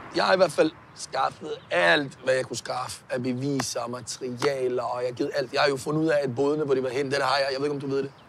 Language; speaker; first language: Danish; early bilingual, other home language; Arabic